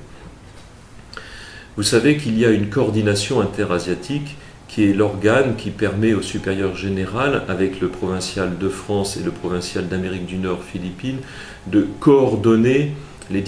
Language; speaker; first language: French; native; French